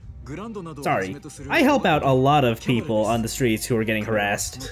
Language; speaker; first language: English; native; English